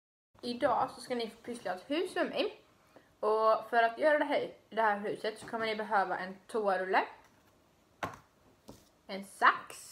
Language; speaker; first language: Swedish; native; Swedish